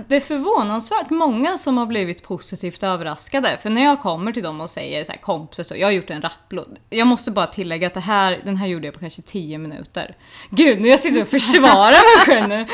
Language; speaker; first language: Swedish; native; Swedish